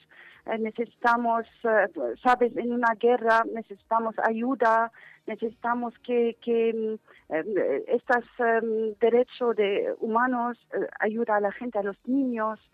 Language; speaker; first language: Spanish; non-native, fluent; Arabic